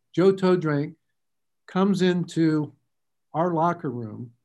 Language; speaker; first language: English; native; English